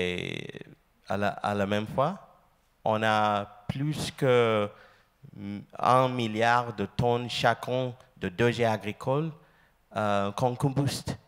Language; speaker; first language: French; non-native, learner; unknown